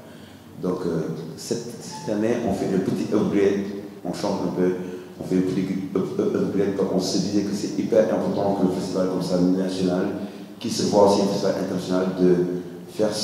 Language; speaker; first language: French; non-native, local second language; Wolof